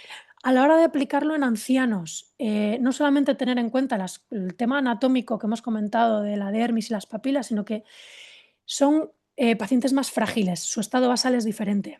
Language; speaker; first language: Spanish; native; Spanish